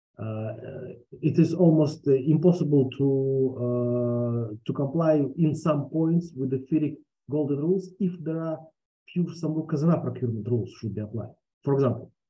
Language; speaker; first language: English; non-native, fluent; Russian